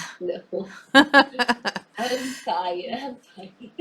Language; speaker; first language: English; non-native, learner; Spanish